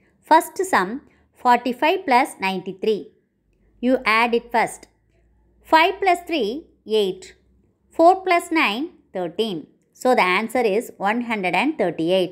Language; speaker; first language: English; non-native, local second language; Tamil